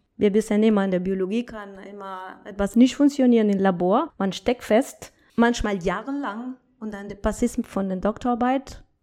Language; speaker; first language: German; non-native, fluent; Spanish